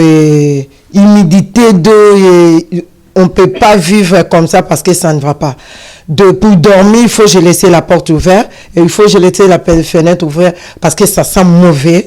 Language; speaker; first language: French; non-native, learner; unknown